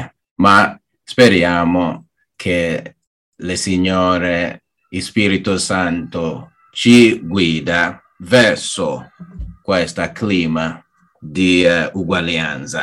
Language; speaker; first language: Italian; non-native, learner; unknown